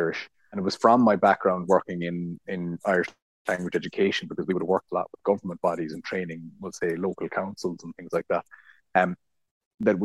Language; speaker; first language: English; native; English